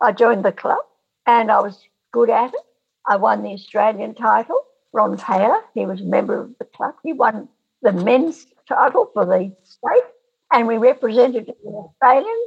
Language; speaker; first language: English; native; English